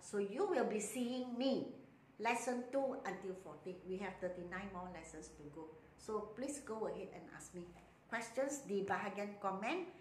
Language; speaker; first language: English; non-native, local second language; Malay